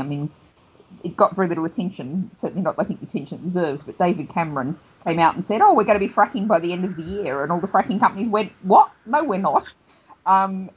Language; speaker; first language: English; native; English